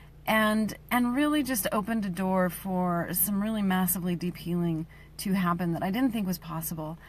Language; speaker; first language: English; native; English